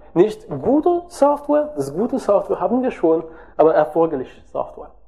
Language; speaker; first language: German; non-native, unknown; French